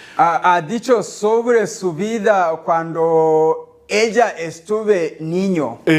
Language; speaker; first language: Spanish; non-native, learner; Kinyarwanda